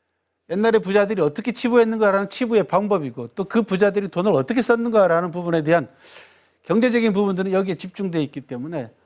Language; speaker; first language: Korean; native; Korean